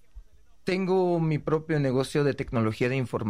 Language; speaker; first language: Spanish; non-native, fluent; Uzbek